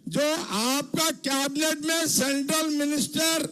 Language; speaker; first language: Hindi; non-native, local second language; Telugu